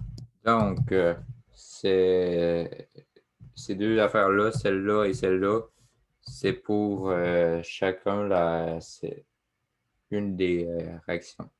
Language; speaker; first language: French; native; French